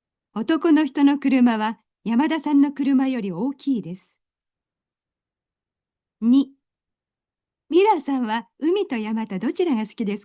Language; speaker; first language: Japanese; non-native, learner; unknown